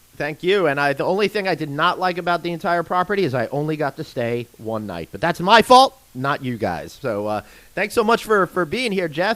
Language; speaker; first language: English; native; English